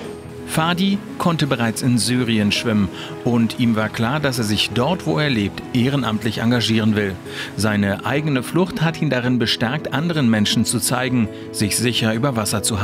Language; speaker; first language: German; native; German